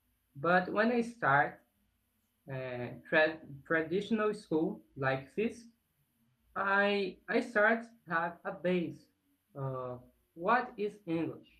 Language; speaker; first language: English; non-native, learner; Portuguese